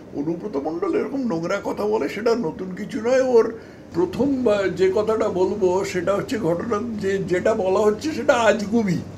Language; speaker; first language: Bangla; native; Bangla